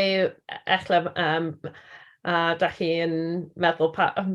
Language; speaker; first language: Welsh; non-native, learner; English